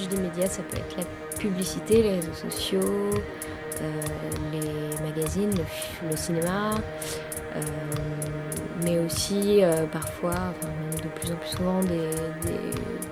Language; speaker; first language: French; native; French